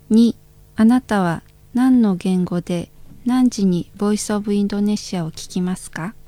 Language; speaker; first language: Japanese; non-native, fluent; Indonesian